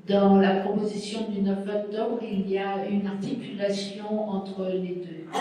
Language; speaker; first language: French; non-native, fluent; Spanish